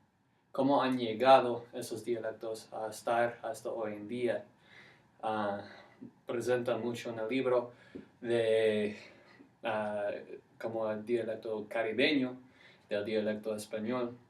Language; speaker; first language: Spanish; non-native, fluent; English